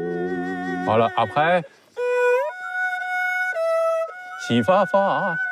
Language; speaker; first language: French; non-native, learner; Chinese